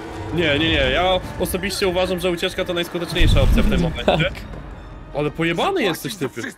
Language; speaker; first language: Polish; native; Polish